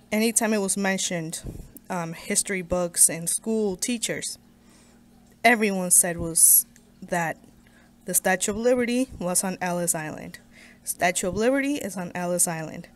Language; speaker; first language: English; native; English